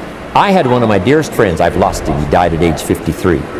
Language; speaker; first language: English; native; English